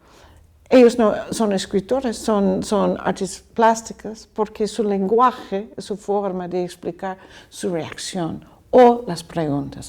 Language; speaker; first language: Spanish; non-native, learner; English